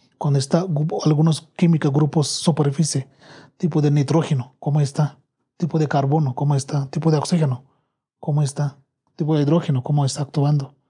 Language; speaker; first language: Spanish; non-native, learner; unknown